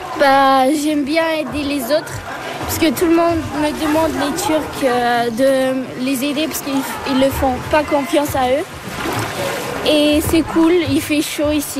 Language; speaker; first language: French; early bilingual, other home language; Turkish